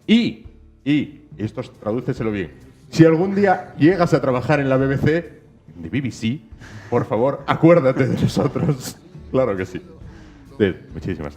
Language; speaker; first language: Spanish; native; Spanish